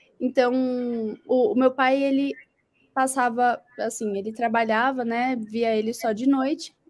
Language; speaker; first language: Portuguese; native; Portuguese